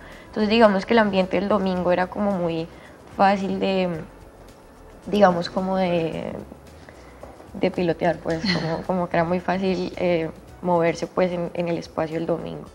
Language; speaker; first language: Spanish; native; Spanish